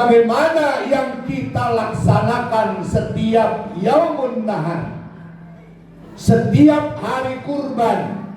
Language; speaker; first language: Indonesian; native; Indonesian